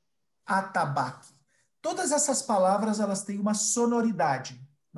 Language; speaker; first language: Portuguese; early bilingual, other home language; Spanish